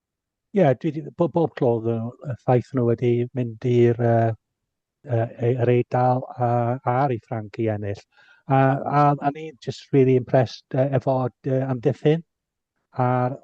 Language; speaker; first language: Welsh; non-native, local second language; English